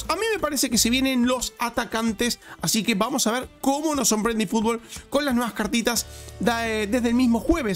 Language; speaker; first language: Spanish; native; Spanish